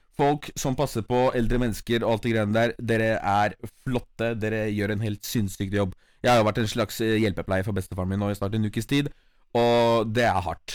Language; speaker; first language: Norwegian; early bilingual, other home language; Polish